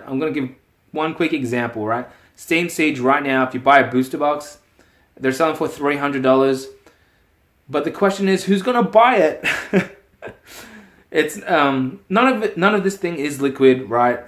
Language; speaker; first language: English; native; English